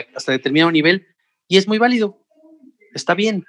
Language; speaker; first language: Spanish; native; Spanish